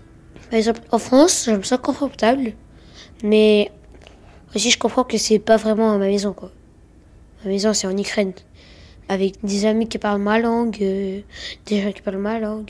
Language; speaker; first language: French; early bilingual, other home language; Ukrainian